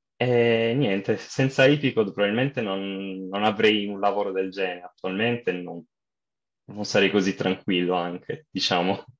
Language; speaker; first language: Italian; native; Italian